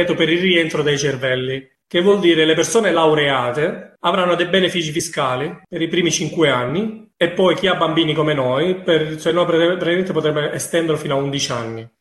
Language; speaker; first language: Italian; native; Italian